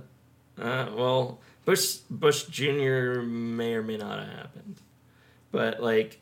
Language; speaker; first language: English; native; English